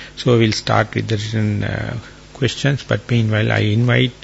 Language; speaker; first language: English; non-native, local second language; Sinhala